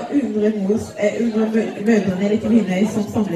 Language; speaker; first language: Norwegian; non-native, fluent; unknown